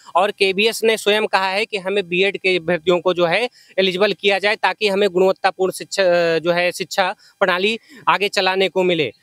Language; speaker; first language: Hindi; native; Hindi